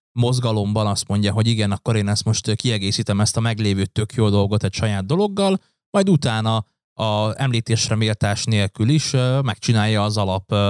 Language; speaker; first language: Hungarian; native; Hungarian